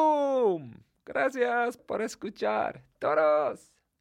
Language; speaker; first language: Spanish; non-native, learner; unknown